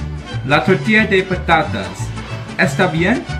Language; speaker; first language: Spanish; non-native, learner; English